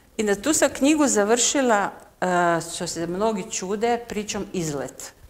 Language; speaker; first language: Croatian; native; Croatian